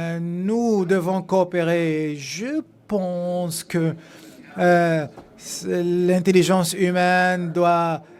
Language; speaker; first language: French; non-native, fluent; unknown